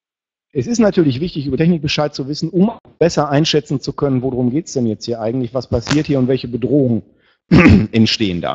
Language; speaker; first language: German; native; German